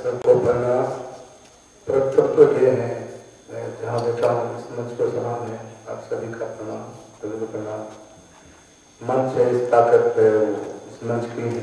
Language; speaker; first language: Hindi; native; Hindi